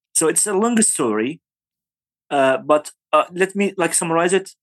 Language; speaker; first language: English; non-native, fluent; Arabic